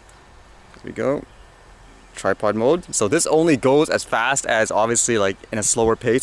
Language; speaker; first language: English; native; English